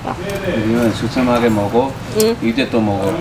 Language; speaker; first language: Korean; non-native, fluent; Urdu